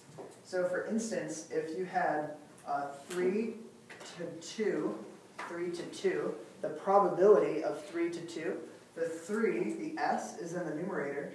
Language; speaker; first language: English; native; English